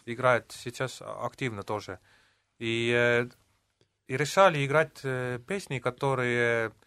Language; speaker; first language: Russian; non-native, local second language; Estonian